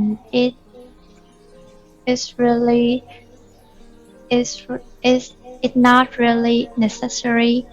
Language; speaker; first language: English; non-native, learner; Vietnamese